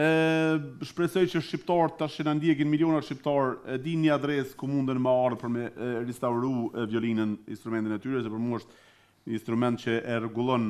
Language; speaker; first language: Albanian; native; Albanian